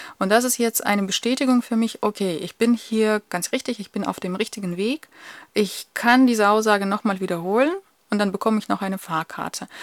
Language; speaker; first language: German; non-native, fluent; Russian